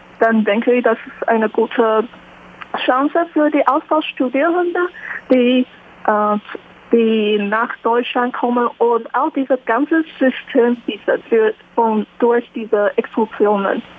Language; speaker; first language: German; non-native, learner; Chinese